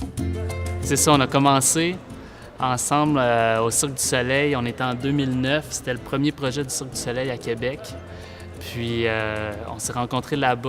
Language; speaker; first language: French; native; French